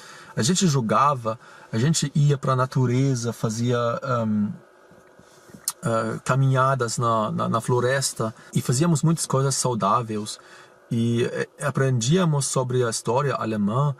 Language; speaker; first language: Portuguese; non-native, fluent; German